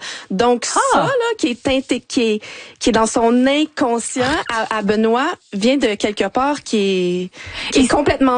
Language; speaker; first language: French; native; French